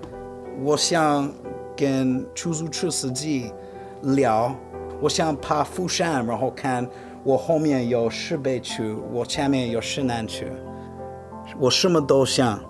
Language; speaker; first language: Chinese; non-native, fluent; English